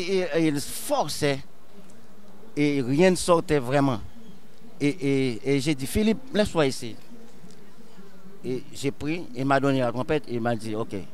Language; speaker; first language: French; non-native, local second language; Haitian Creole